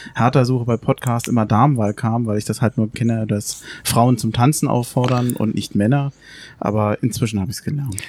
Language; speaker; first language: German; native; German